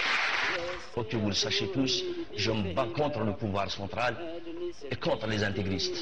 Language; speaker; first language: French; non-native, local second language; Kabyle